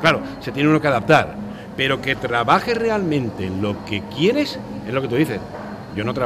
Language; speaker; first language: Spanish; native; Spanish